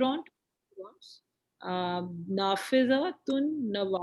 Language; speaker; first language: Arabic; non-native, learner; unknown